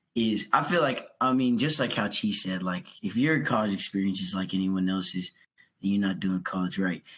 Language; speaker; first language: English; native; English